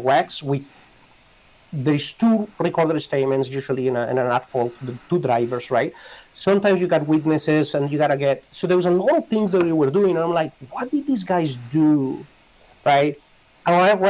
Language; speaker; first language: English; non-native, fluent; Spanish